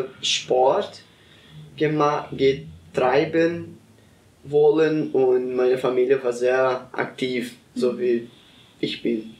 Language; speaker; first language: German; non-native, learner; Portuguese